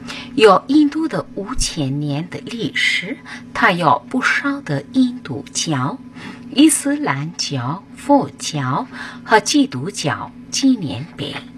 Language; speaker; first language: Chinese; non-native, fluent; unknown